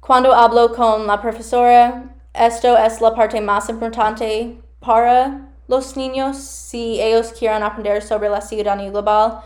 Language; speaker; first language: Spanish; non-native, learner; English